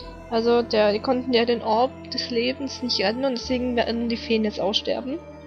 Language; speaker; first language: German; native; German